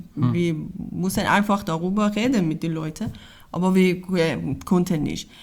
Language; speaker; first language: German; non-native, learner; Persian